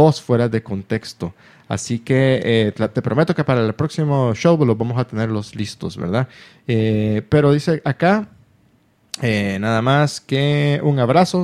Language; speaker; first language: Spanish; native; Spanish